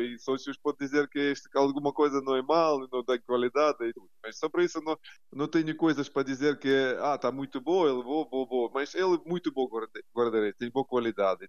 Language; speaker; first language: Portuguese; non-native, learner; Ukrainian